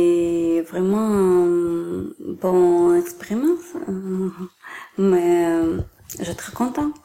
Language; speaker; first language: French; non-native, learner; Ukrainian